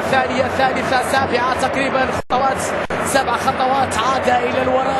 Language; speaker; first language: Arabic; native; Arabic